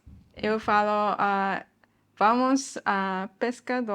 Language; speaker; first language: Portuguese; non-native, learner; Japanese